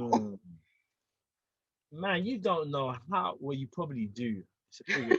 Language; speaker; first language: English; native; English